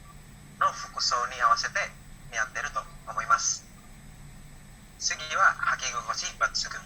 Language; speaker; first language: Japanese; non-native, learner; Indonesian